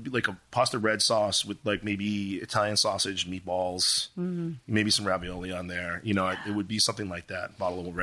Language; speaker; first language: English; native; English